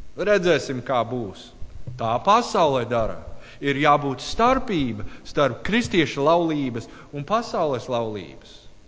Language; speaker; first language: Latvian; non-native, learner; English